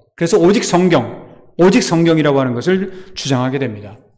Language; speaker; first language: Korean; native; Korean